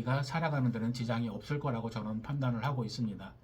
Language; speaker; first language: Korean; native; Korean